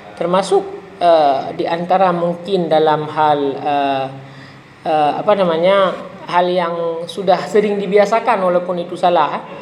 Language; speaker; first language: Indonesian; non-native, local second language; Achinese